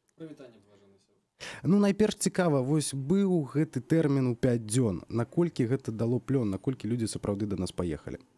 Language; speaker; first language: Belarusian; native; Belarusian